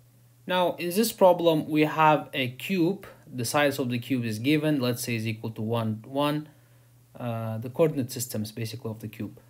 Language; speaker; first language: English; non-native, fluent; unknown